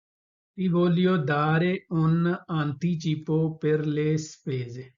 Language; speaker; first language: Italian; non-native, fluent; Urdu